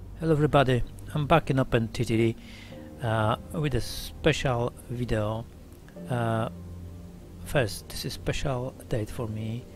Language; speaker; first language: English; non-native, learner; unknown